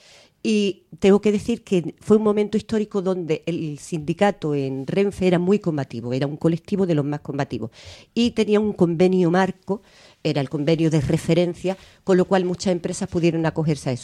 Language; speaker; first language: Spanish; native; Spanish